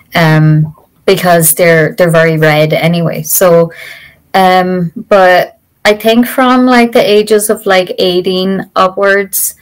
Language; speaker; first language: English; native; English